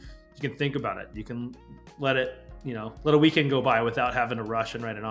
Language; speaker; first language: English; native; English